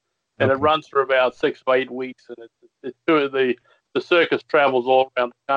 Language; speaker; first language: English; native; English